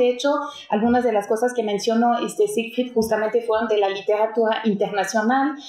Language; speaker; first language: Spanish; native; Spanish